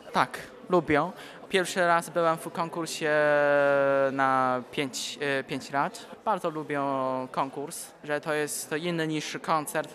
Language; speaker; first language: Polish; non-native, learner; Chinese